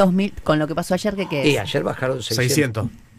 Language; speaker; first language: Spanish; native; Spanish